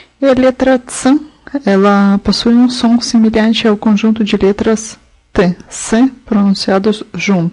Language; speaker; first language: Portuguese; non-native, fluent; Russian